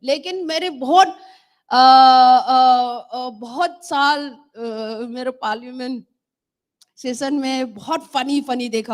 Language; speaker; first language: Hindi; non-native, local second language; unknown